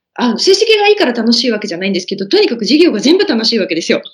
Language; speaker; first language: Japanese; native; Japanese